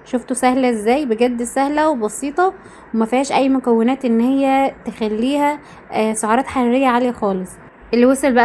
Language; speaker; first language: Arabic; native; Arabic